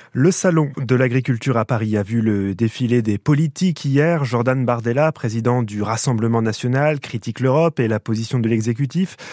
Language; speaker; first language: French; native; French